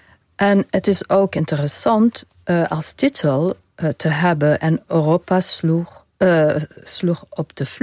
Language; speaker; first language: Dutch; non-native, fluent; Arabic